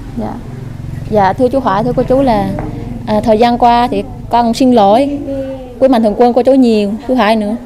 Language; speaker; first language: Vietnamese; non-native, local second language; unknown